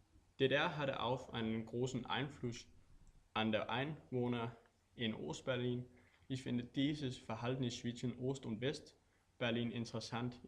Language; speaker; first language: German; non-native, learner; Danish